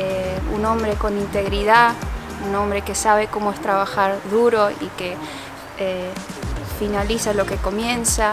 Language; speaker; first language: Spanish; early bilingual, heritage; Spanish